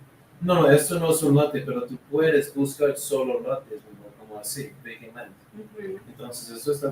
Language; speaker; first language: Spanish; non-native, learner; English